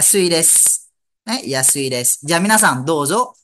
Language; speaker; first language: Japanese; non-native, fluent; Malay